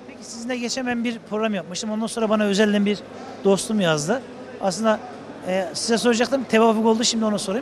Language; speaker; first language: Turkish; native; Turkish